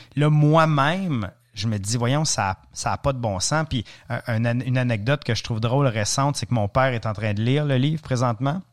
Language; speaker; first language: French; native; French